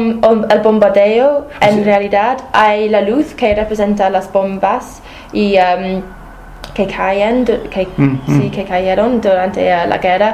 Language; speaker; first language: Spanish; non-native, fluent; English